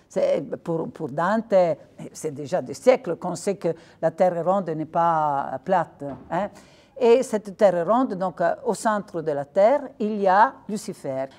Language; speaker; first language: French; non-native, fluent; Italian